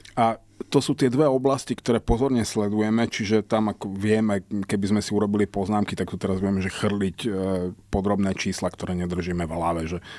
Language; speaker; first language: Slovak; non-native, local second language; Hungarian